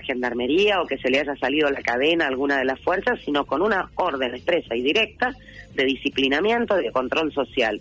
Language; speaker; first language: Spanish; native; Spanish